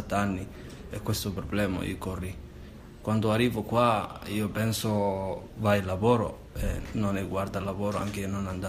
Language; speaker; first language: Italian; non-native, learner; Somali